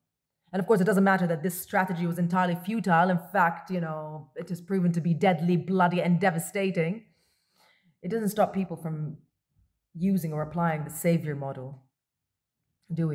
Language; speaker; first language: English; non-native, local second language; Arabic